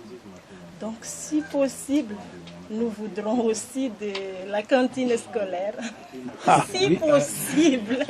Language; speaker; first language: French; non-native, local second language; Malagasy